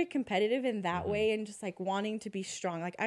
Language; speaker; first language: English; native; English